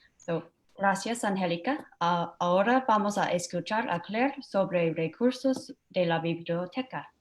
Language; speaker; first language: Spanish; non-native, fluent; English